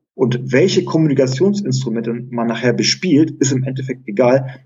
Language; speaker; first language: German; early bilingual, other home language; Greek